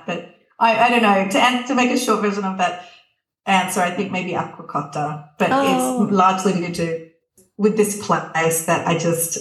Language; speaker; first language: English; native; English